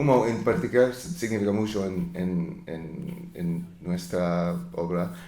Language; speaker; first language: Spanish; non-native, learner; English